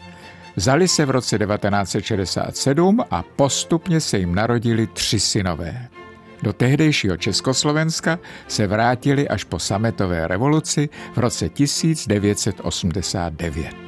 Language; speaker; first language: Czech; native; Czech